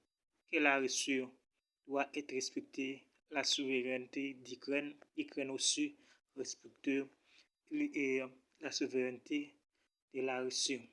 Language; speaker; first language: French; non-native, local second language; Haitian Creole